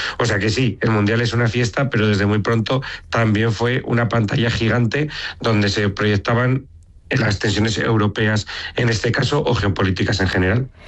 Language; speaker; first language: Spanish; native; Spanish